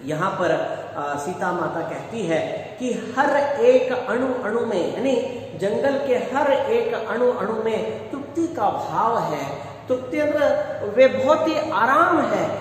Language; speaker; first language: Hindi; non-native, local second language; Kannada